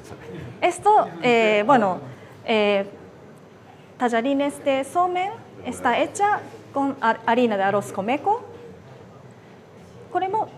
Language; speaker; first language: Spanish; non-native, fluent; Japanese